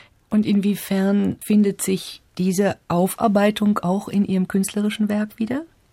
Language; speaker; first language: German; native; German